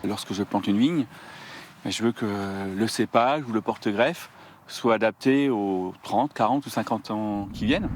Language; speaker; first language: French; native; French